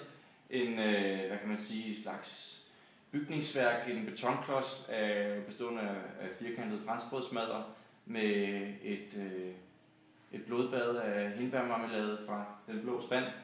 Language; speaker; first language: Danish; native; Danish